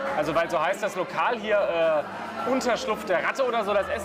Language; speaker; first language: German; native; German